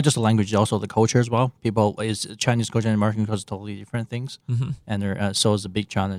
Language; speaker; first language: English; non-native, fluent; Chinese